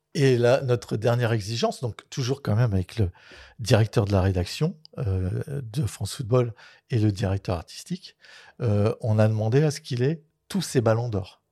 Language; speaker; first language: French; native; French